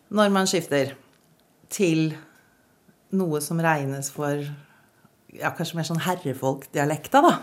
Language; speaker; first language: Norwegian; native; Norwegian